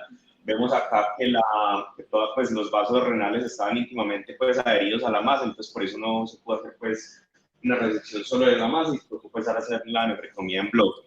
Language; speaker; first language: Spanish; native; Spanish